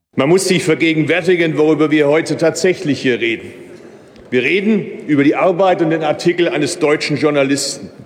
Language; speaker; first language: German; native; German